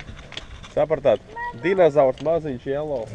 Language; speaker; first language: Latvian; native; Latvian